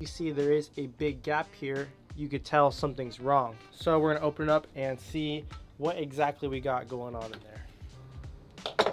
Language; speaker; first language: English; native; English